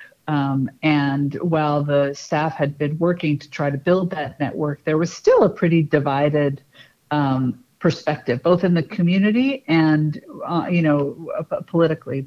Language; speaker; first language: English; native; English